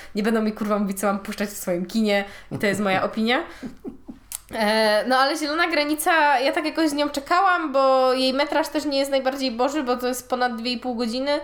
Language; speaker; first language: Polish; native; Polish